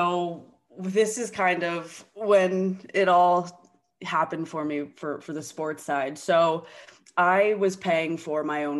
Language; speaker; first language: English; native; English